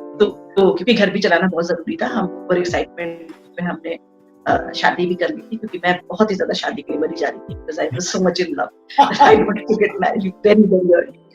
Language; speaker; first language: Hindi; non-native, local second language; Bangla